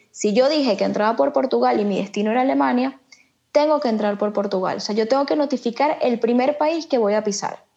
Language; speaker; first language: Spanish; native; Spanish